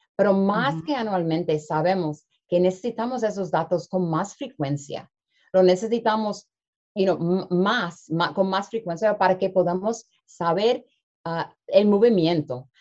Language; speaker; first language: Spanish; early bilingual, heritage; Spanish